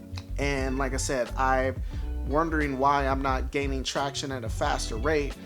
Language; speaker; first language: English; native; English